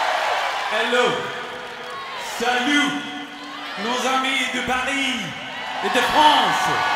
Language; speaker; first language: French; non-native, learner; English